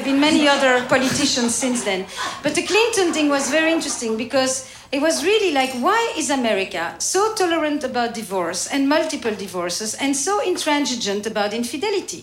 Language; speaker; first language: English; non-native, fluent; French